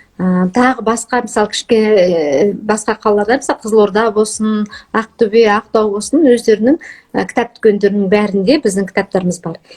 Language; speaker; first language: Kazakh; early bilingual, heritage; Kazakh